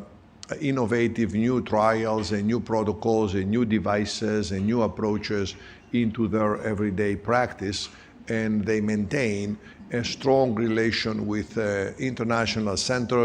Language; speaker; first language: English; non-native, fluent; Greek